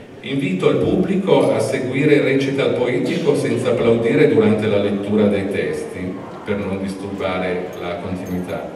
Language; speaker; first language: Italian; native; Italian